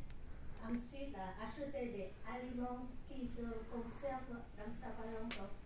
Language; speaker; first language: French; non-native, learner; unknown